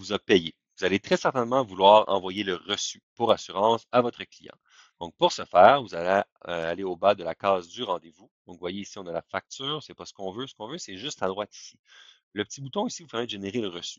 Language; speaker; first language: French; native; French